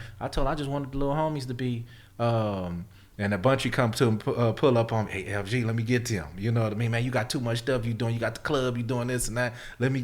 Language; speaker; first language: English; native; English